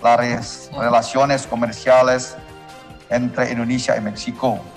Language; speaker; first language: Spanish; non-native, learner; Indonesian